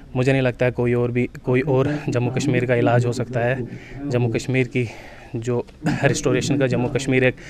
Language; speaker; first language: Hindi; native; Hindi